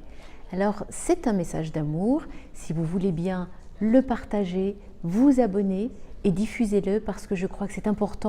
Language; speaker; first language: French; native; French